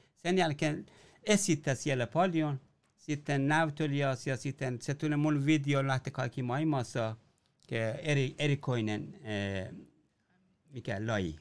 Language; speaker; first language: Finnish; non-native, learner; Persian